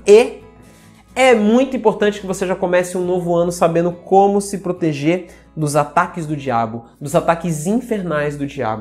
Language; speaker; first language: Portuguese; native; Portuguese